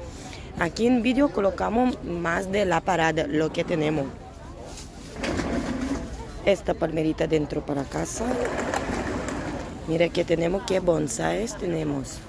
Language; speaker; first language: Spanish; non-native, fluent; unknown